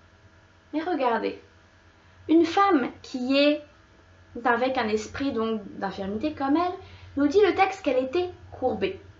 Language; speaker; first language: French; native; French